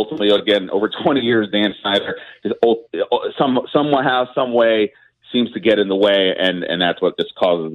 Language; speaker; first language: English; native; English